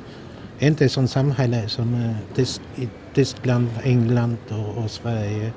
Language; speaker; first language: Swedish; non-native, fluent; Polish